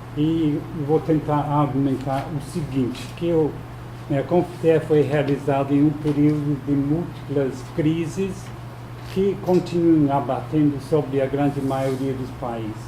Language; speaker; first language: Portuguese; non-native, fluent; English